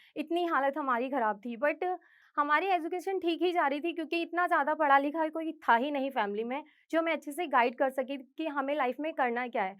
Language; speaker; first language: Hindi; native; Hindi